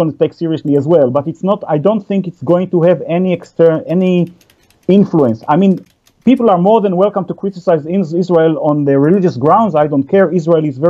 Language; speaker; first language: English; non-native, fluent; Hebrew